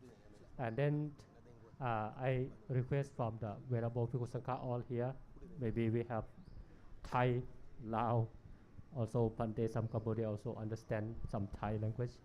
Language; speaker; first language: English; non-native, learner; Thai